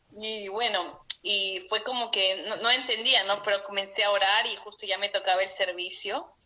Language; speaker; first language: Spanish; native; Spanish